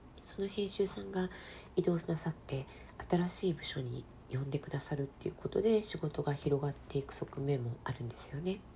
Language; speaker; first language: Japanese; native; Japanese